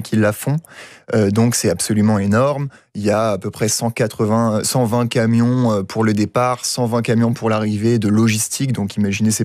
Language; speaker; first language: French; native; French